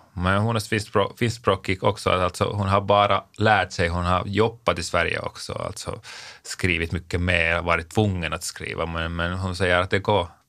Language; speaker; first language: Swedish; non-native, local second language; Finnish